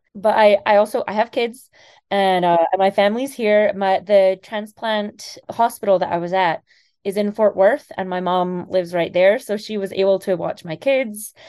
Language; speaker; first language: English; native; English